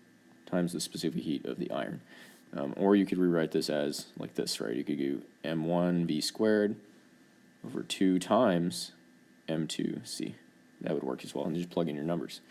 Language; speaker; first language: English; native; English